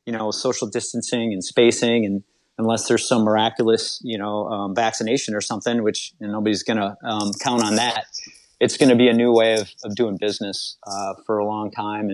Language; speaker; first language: English; native; English